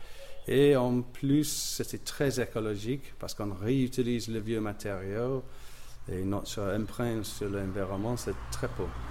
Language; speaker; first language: French; non-native, learner; English